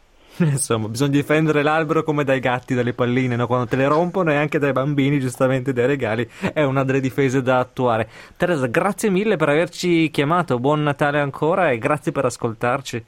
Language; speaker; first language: Italian; native; Italian